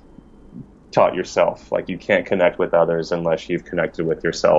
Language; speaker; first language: English; native; English